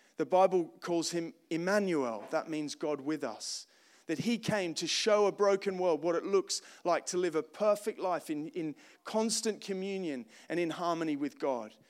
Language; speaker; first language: English; native; English